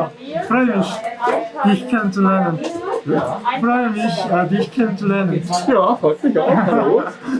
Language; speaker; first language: German; non-native, learner; Korean